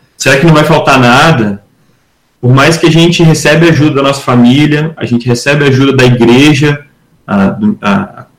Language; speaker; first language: Portuguese; native; Portuguese